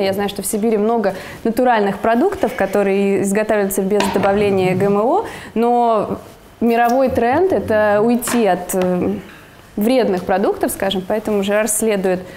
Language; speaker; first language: Russian; native; Russian